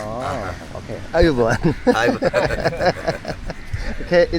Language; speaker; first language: English; non-native, learner; Korean